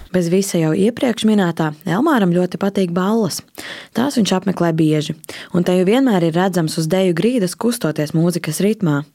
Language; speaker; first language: Latvian; native; Latvian